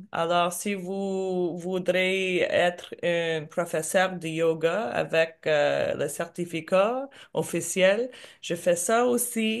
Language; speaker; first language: French; non-native, learner; English